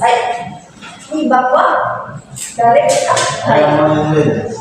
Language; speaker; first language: Japanese; non-native, learner; Indonesian